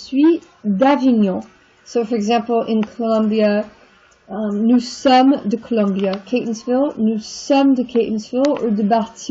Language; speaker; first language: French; non-native, fluent; English